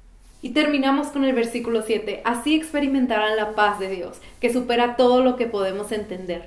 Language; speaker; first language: Spanish; native; Spanish